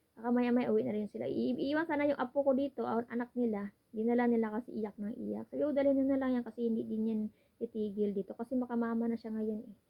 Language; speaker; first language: Filipino; non-native, local second language; Cebuano